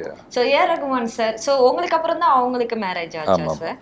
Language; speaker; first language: Tamil; native; Tamil